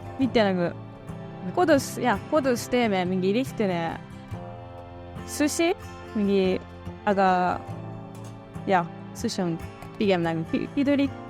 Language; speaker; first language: Estonian; non-native, learner; Japanese